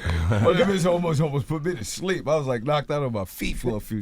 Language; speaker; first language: English; native; English